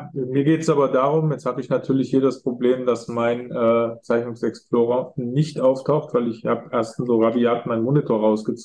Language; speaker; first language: German; native; German